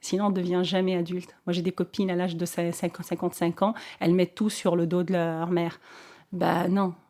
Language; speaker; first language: French; non-native, local second language; Arabic